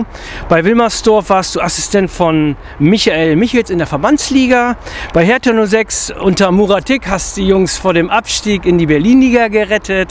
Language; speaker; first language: German; native; German